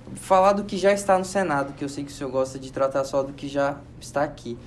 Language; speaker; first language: Portuguese; native; Portuguese